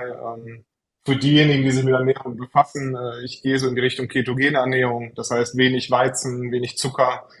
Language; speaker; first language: German; native; German